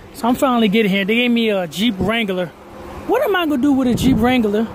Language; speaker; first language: English; native; English